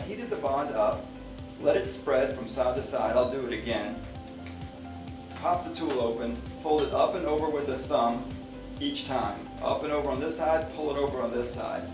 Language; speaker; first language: English; native; English